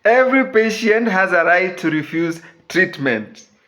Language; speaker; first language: English; non-native, local second language; Swahili